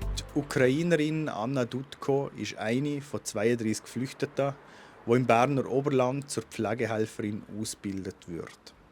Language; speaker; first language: German; native; German